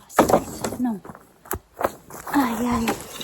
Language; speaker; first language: Portuguese; non-native, learner; Filipino